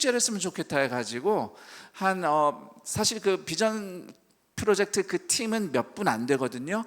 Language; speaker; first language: Korean; native; Korean